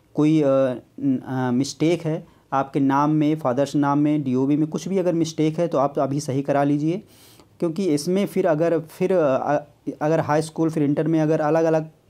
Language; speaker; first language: Hindi; native; Hindi